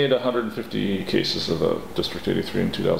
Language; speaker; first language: English; native; English